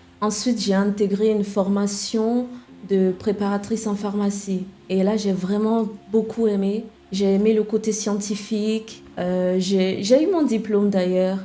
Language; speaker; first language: French; non-native, fluent; English